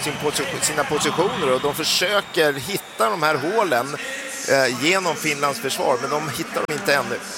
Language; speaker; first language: Swedish; native; Swedish